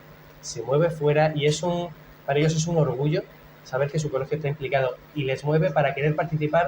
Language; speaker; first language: Spanish; native; Spanish